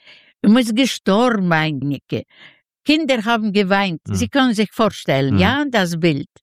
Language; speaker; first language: German; non-native, fluent; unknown